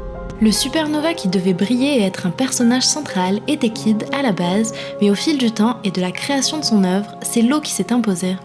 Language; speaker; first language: French; native; French